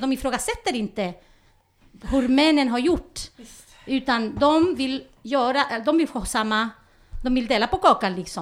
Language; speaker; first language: Swedish; non-native, fluent; Spanish